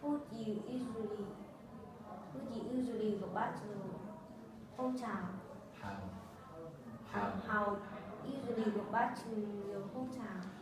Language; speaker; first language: English; non-native, learner; Vietnamese